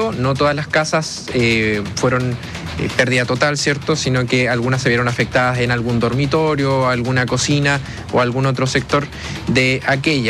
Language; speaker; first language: Spanish; native; Spanish